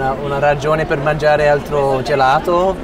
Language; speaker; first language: Italian; non-native, learner; English